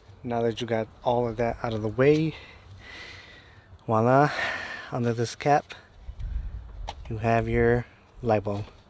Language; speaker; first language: English; native; English